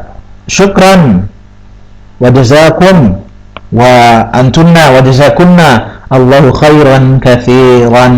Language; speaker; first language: Arabic; non-native, fluent; Indonesian